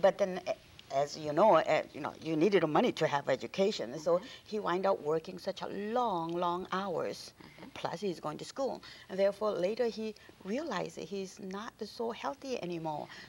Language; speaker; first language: English; non-native, fluent; Korean